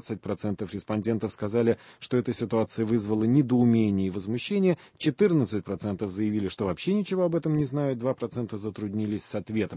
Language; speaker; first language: Russian; native; Russian